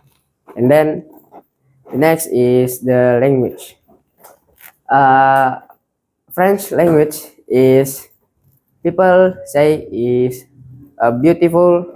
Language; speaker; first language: English; non-native, learner; Indonesian